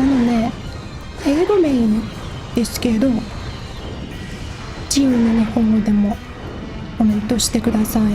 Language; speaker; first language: Japanese; non-native, learner; English